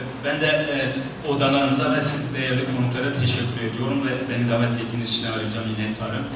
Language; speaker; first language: Turkish; native; Turkish